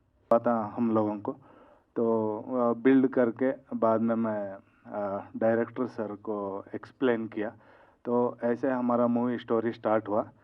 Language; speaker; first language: Hindi; non-native, local second language; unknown